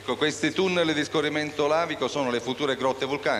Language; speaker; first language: Italian; native; Italian